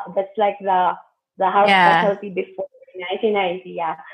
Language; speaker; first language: English; non-native, local second language; Hiligaynon